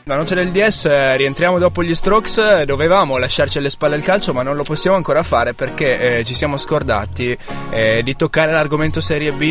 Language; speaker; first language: Italian; native; Italian